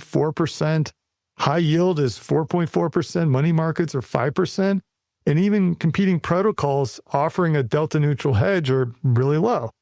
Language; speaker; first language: English; native; English